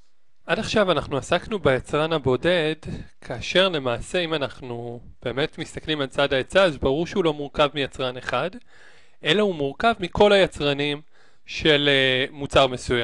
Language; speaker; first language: Hebrew; native; Hebrew